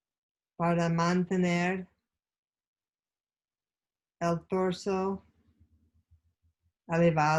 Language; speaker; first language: Spanish; non-native, learner; English